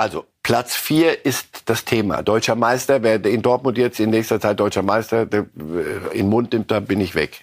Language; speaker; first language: German; native; German